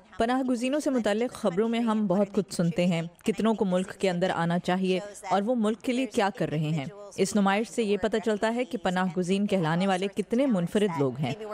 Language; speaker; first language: Urdu; native; Urdu